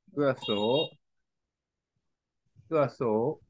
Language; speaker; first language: Vietnamese; non-native, learner; Korean